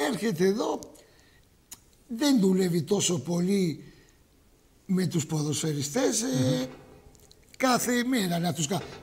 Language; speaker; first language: Greek; early bilingual, heritage; Greek